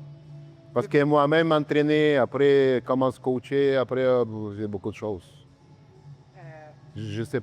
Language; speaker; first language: French; non-native, learner; Russian